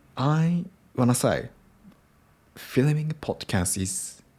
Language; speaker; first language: English; non-native, learner; Japanese